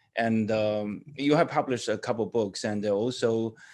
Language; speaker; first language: English; non-native, fluent; Chinese